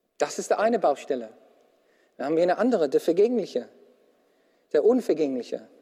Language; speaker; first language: German; non-native, fluent; English